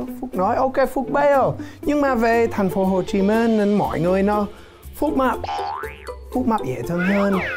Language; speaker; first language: Vietnamese; non-native, learner; English